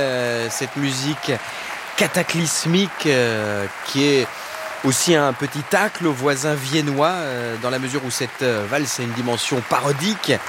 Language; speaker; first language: French; native; French